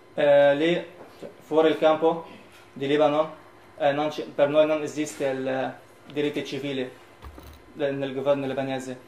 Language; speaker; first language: Italian; non-native, learner; Arabic